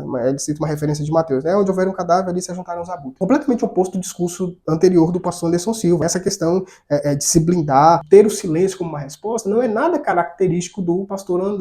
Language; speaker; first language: Portuguese; native; Portuguese